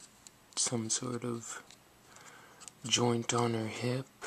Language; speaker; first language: English; native; English